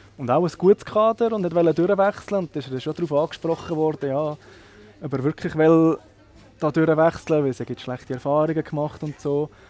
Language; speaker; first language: German; native; German